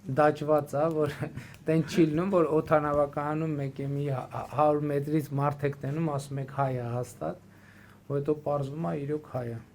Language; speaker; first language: Armenian; native; Armenian